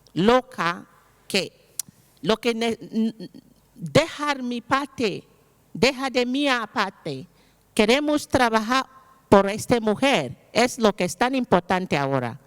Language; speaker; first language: Spanish; non-native, learner; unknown